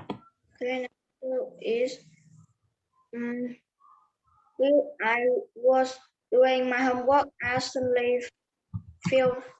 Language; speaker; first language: English; non-native, learner; Vietnamese